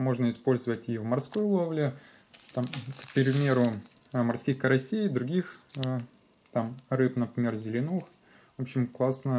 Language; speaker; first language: Russian; native; Russian